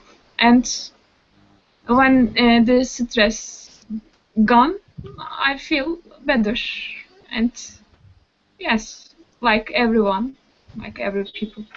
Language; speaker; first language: English; non-native, learner; Turkish